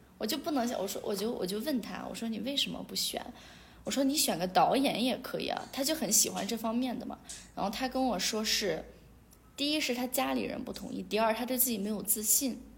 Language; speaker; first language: Chinese; non-native, local second language; Uyghur